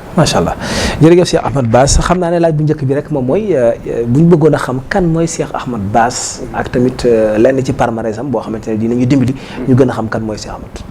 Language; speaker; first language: Wolof; native; Wolof